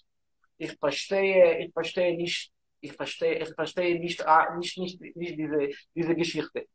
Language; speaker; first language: German; non-native, learner; Hebrew